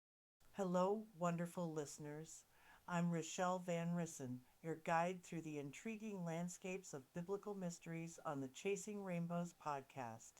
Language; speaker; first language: English; native; English